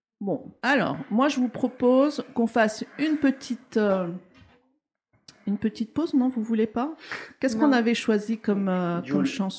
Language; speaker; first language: French; native; French